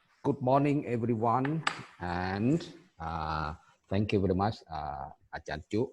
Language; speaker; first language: English; non-native, fluent; Thai